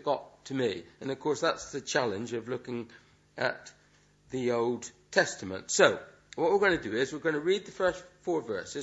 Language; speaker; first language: English; native; English